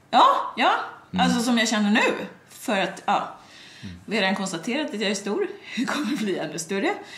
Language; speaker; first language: Swedish; native; Swedish